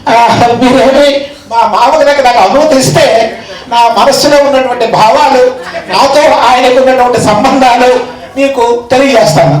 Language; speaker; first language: Telugu; native; Telugu